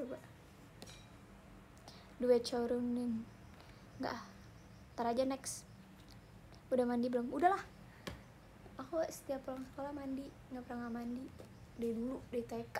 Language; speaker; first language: Indonesian; native; Indonesian